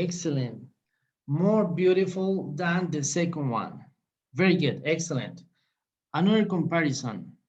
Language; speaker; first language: English; non-native, fluent; Spanish